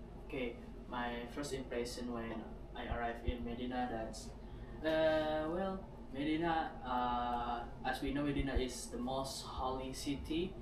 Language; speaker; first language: English; non-native, learner; Indonesian